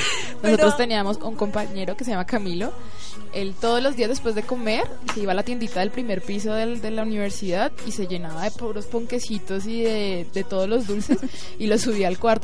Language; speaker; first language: Spanish; native; Spanish